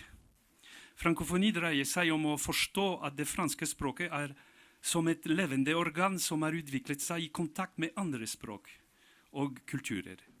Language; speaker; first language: Norwegian; non-native, fluent; French